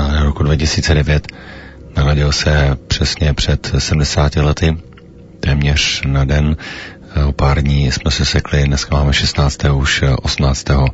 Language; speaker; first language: Czech; native; Czech